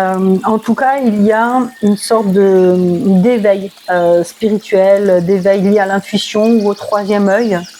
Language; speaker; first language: French; native; French